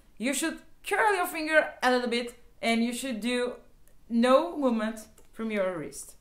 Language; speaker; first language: English; non-native, fluent; Turkish